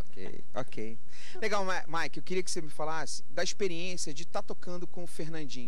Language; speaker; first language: Portuguese; native; Portuguese